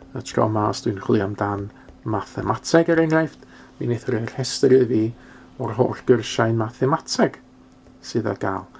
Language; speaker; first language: Welsh; non-native, local second language; English